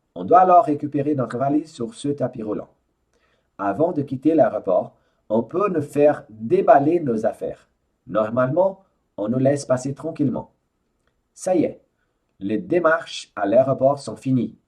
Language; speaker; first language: French; non-native, fluent; Portuguese